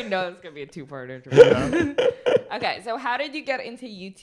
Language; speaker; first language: English; native; English